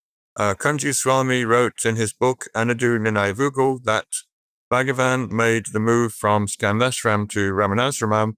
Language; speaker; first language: English; native; English